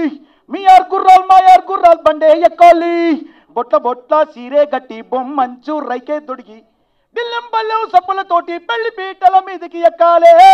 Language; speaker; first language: Telugu; native; Telugu